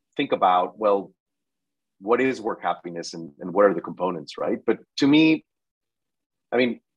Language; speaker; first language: English; non-native, fluent; Spanish